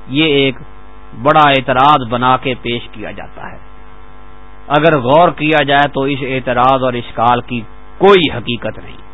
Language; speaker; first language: Urdu; non-native, local second language; Punjabi